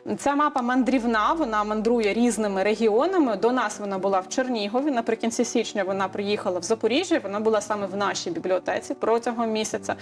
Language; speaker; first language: Ukrainian; native; Ukrainian